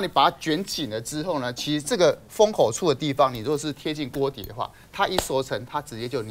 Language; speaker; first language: Chinese; native; Chinese